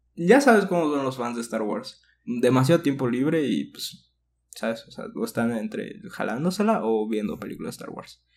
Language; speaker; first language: Spanish; native; Spanish